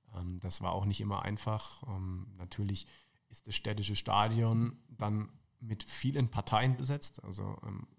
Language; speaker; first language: German; native; German